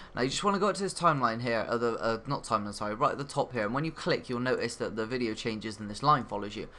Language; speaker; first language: English; native; English